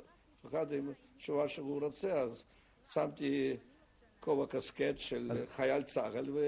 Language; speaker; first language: Hebrew; non-native, fluent; Russian